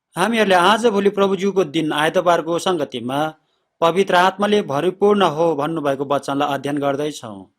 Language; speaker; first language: Nepali; non-native, fluent; Korean